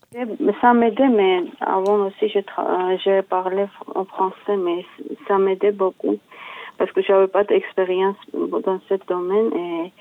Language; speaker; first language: French; non-native, learner; Georgian